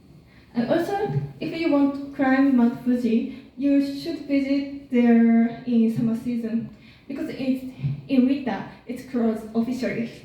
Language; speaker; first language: English; non-native, learner; Japanese